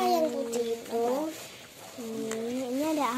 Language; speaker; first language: Indonesian; native; Indonesian